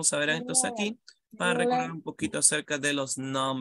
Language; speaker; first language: Spanish; native; Spanish